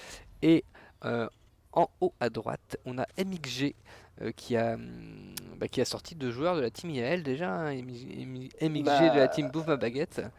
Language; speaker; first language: French; native; French